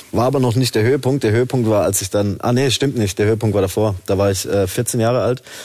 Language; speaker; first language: German; native; German